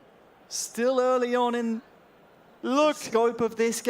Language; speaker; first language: English; native; English